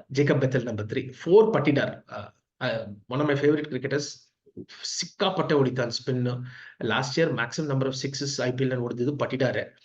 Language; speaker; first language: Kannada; non-native, local second language; Tamil